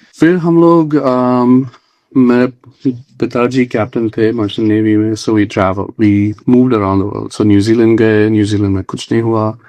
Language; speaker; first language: Hindi; non-native, local second language; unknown